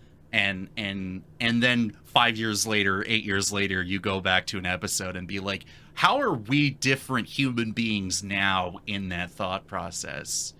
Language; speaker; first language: English; native; English